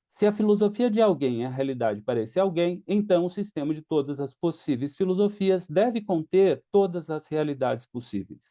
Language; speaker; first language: Portuguese; native; Portuguese